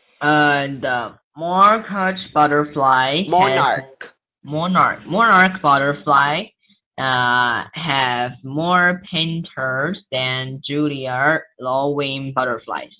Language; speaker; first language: English; non-native, learner; Chinese